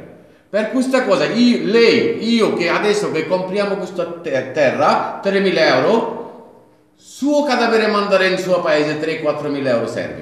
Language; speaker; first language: Italian; non-native, learner; Bangla